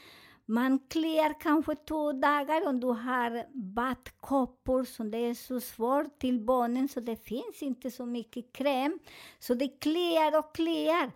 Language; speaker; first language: Swedish; non-native, learner; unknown